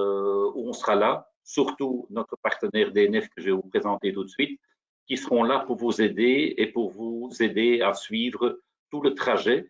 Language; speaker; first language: French; native; French